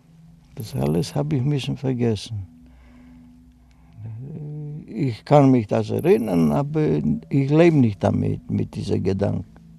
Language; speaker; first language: German; non-native, fluent; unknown